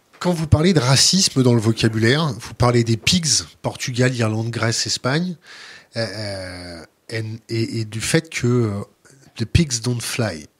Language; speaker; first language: French; native; French